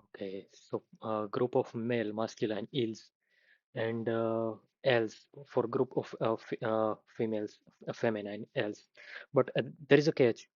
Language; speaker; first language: English; non-native, fluent; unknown